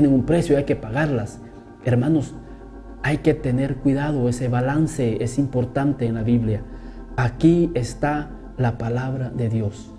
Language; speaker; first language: Spanish; native; Spanish